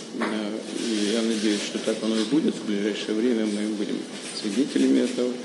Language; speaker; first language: Russian; native; Russian